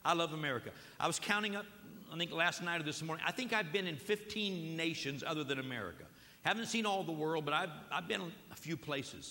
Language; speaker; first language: English; native; English